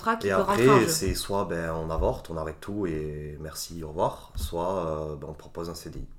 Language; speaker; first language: French; native; French